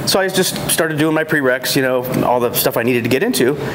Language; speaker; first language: English; native; English